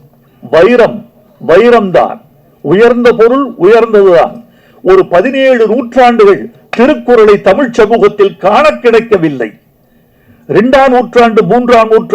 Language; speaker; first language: Tamil; native; Tamil